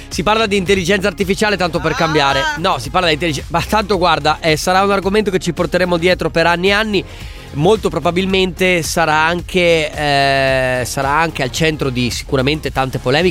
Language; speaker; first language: Italian; native; Italian